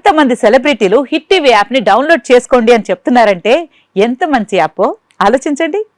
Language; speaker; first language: Telugu; native; Telugu